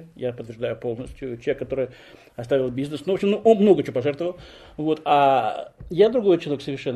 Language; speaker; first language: Russian; native; Russian